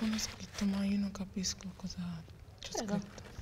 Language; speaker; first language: Italian; non-native, learner; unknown